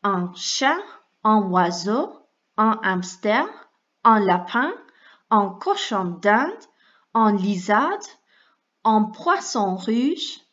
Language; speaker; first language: French; non-native, fluent; English